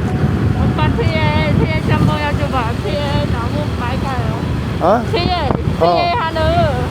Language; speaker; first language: Korean; non-native, learner; Vietnamese